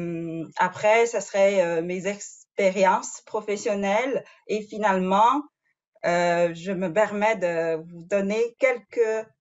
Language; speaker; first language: French; non-native, fluent; Chinese